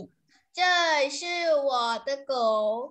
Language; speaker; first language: Chinese; non-native, learner; Thai